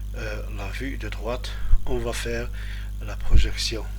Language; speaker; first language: French; non-native, local second language; Arabic